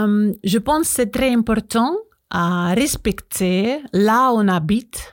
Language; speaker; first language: French; non-native, learner; Russian